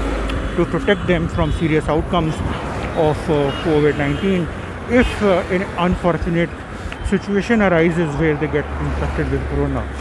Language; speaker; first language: English; non-native, local second language; Hindi